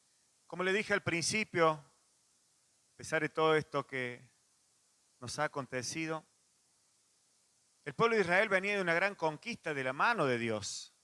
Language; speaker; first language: Spanish; native; Spanish